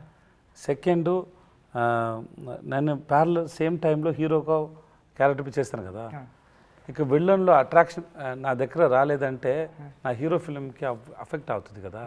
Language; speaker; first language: Telugu; non-native, learner; Tamil